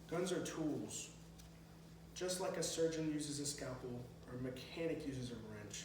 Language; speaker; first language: English; native; English